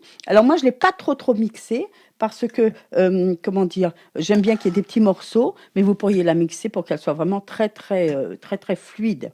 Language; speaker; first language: French; native; French